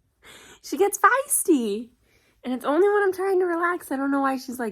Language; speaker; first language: English; native; English